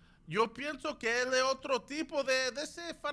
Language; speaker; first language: Spanish; early bilingual, heritage; Spanish